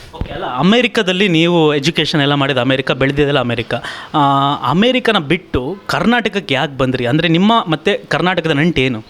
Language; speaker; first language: Kannada; native; Kannada